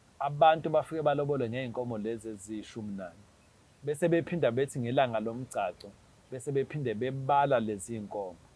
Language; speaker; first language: Zulu; native; Zulu